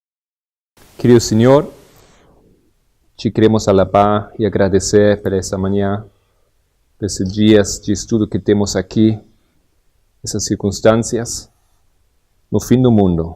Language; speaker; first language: Portuguese; non-native, fluent; Spanish